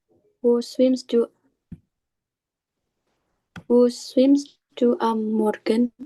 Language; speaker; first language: German; non-native, learner; Indonesian